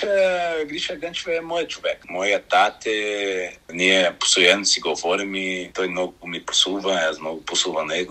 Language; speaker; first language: Bulgarian; non-native, learner; Portuguese